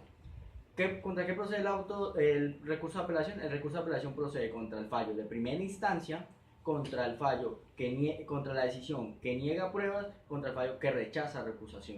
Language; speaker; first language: Spanish; native; Spanish